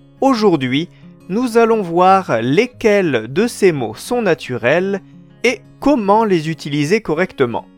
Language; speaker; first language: French; non-native, fluent; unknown